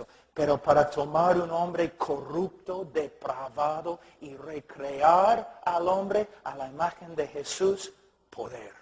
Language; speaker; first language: Spanish; non-native, fluent; English